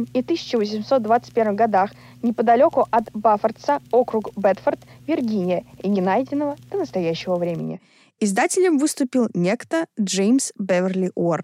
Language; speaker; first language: Russian; native; Russian